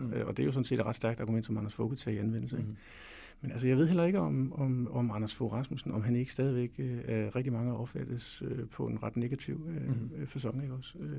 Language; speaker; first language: Danish; native; Danish